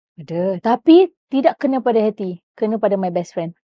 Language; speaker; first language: Malay; native; Malay